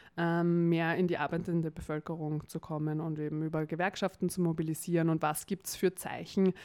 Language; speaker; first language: German; native; German